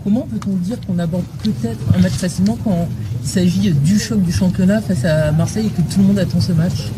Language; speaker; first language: French; native; French